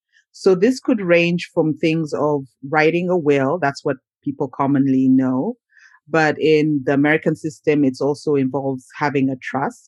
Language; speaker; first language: English; non-native, local second language; Ganda